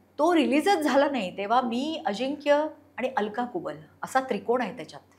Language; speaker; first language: Marathi; non-native, local second language; Konkani